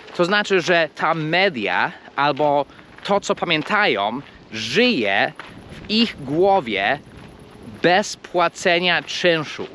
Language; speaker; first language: Polish; non-native, fluent; English